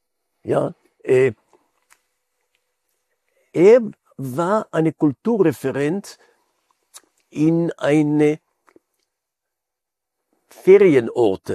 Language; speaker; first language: German; non-native, fluent; Hebrew